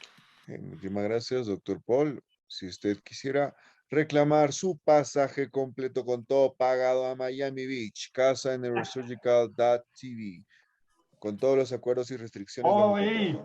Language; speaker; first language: Spanish; native; Spanish